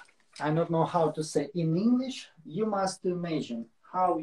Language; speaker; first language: English; non-native, learner; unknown